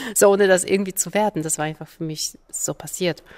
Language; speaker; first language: German; non-native, fluent; Polish